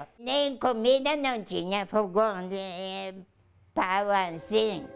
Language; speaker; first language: Portuguese; early bilingual, other home language; Japanese